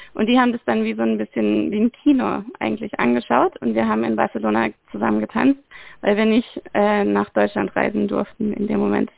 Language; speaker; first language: German; native; German